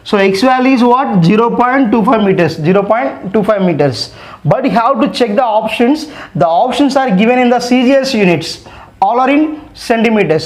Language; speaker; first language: English; non-native, local second language; Telugu